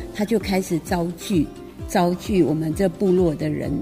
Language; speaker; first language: Chinese; native; Chinese